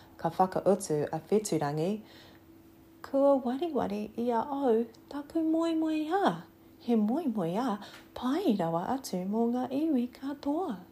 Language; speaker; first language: Māori; non-native, local second language; English